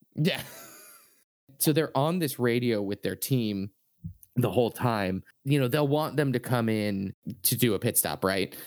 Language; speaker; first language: English; native; English